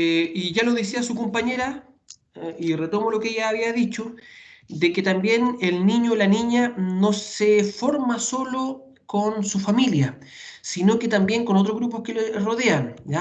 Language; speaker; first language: Spanish; native; Spanish